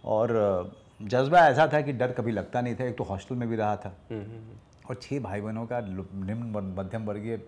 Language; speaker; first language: Hindi; native; Hindi